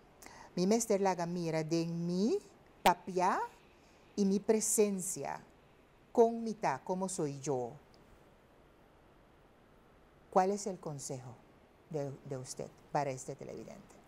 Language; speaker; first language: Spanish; non-native, fluent; Papiamento